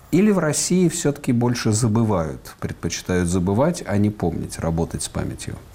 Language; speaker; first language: Russian; native; Russian